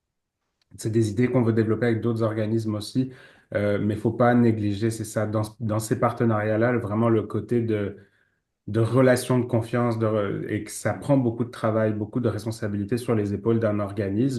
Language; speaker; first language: French; native; French